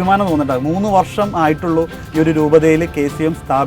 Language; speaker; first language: Malayalam; native; Malayalam